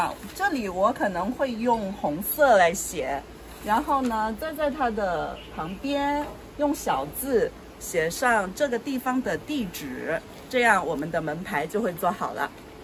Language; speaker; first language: Chinese; non-native, local second language; Yao